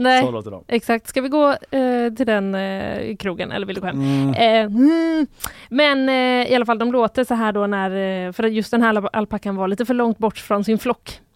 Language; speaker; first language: Swedish; native; Swedish